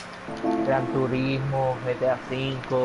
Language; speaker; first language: Spanish; native; Spanish